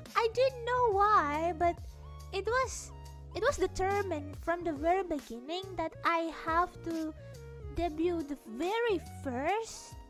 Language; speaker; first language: English; non-native, fluent; Indonesian